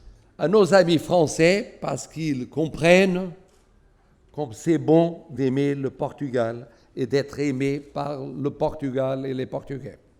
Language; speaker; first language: French; non-native, fluent; Portuguese